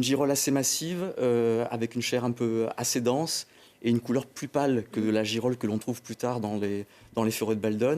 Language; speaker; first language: French; native; French